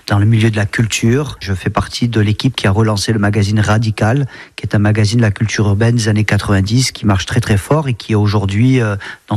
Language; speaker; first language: French; native; French